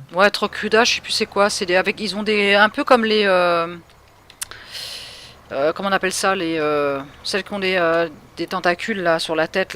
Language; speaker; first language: French; native; French